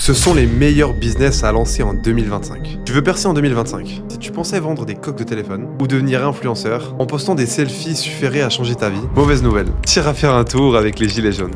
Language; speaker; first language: French; native; French